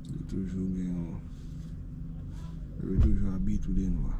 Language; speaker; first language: French; non-native, learner; Haitian Creole